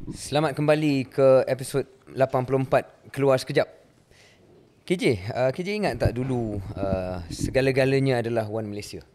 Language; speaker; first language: Malay; native; Malay